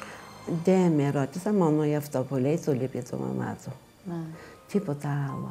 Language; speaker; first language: Greek; non-native, learner; Bulgarian